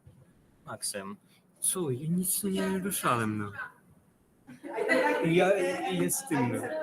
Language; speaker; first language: Polish; native; Polish